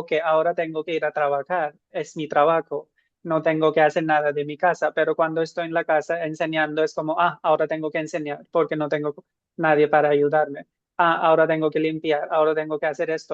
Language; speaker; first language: Spanish; non-native, fluent; Hindi